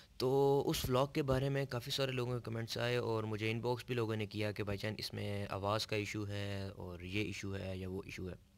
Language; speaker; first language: Urdu; non-native, local second language; Punjabi